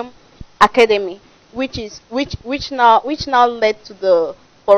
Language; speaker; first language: English; non-native, local second language; French